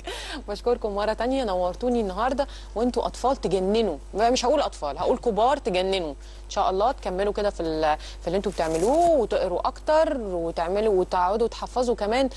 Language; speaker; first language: Arabic; native; Arabic